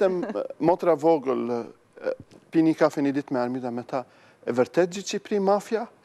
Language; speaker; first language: Albanian; non-native, learner; Arabic